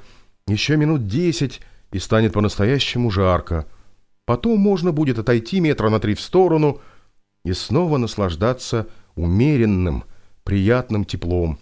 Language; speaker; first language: Russian; native; Russian